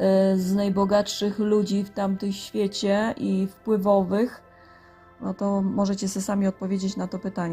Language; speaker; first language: Polish; native; Polish